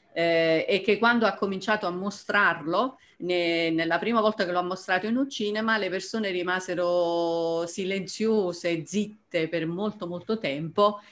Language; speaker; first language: Italian; native; Italian